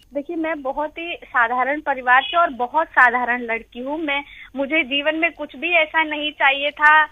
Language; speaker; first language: Hindi; native; Hindi